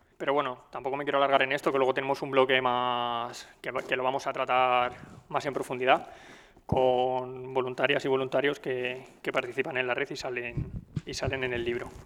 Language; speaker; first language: Spanish; native; Spanish